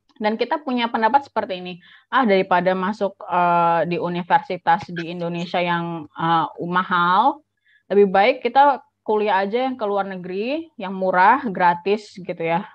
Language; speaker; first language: Indonesian; native; Indonesian